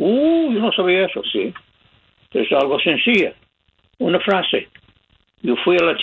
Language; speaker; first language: Spanish; non-native, fluent; English